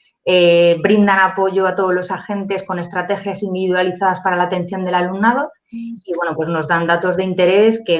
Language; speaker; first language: Spanish; native; Spanish